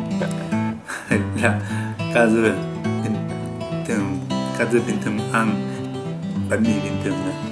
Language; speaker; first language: Vietnamese; non-native, learner; Japanese